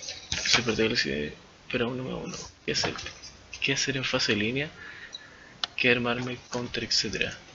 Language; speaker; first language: Spanish; native; Spanish